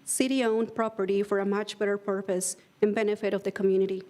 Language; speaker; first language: English; non-native, fluent; Spanish